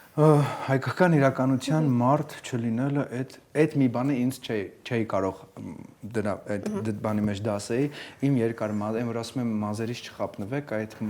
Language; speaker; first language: Armenian; early bilingual, heritage; Armenian